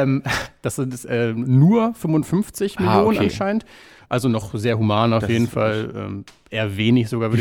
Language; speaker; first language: German; native; German